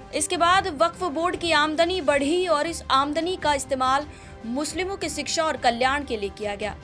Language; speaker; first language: Hindi; native; Hindi